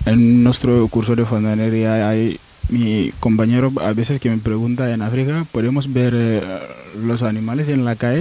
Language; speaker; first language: Spanish; non-native, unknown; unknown